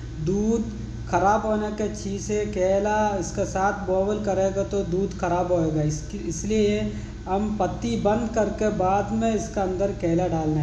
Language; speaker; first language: Hindi; non-native, local second language; Malayalam